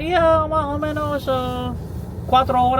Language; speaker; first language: Spanish; non-native, learner; Pashto